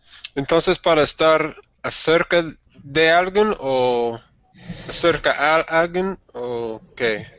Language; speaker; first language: Spanish; non-native, learner; English